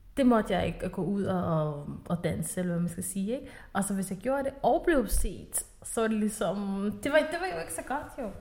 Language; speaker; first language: Danish; early bilingual, other home language; Somali